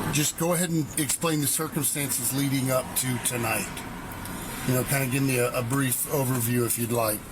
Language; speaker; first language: English; native; English